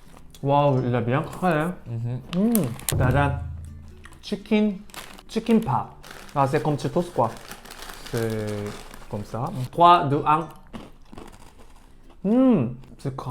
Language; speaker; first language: French; non-native, learner; Korean